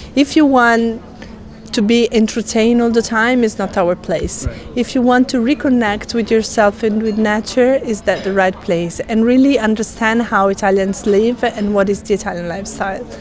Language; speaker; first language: English; non-native, fluent; Italian